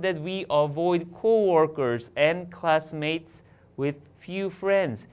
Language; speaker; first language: English; non-native, fluent; Korean